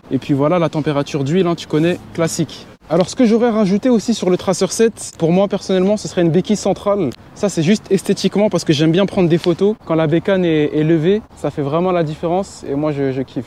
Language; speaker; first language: French; native; French